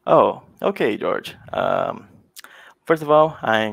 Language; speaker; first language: English; non-native, fluent; Portuguese